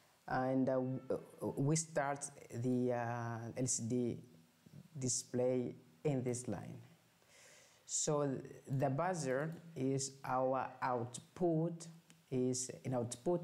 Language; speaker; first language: English; non-native, fluent; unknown